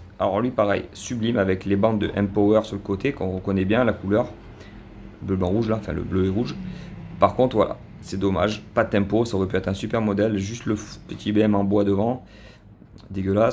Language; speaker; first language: French; native; French